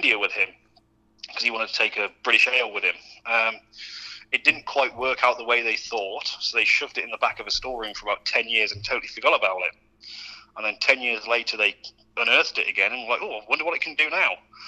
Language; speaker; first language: English; native; English